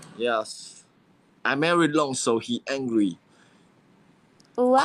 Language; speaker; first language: English; non-native, learner; Chinese